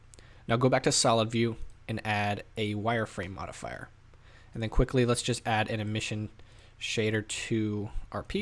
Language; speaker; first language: English; native; English